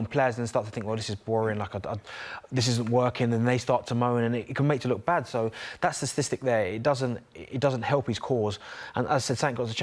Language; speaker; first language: English; native; English